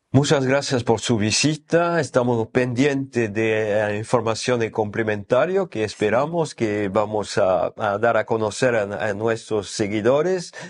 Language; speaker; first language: Spanish; non-native, learner; French